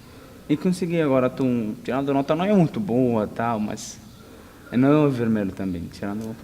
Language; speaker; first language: Portuguese; non-native, learner; Arabic